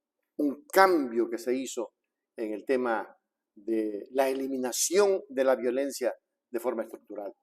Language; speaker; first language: Spanish; native; Spanish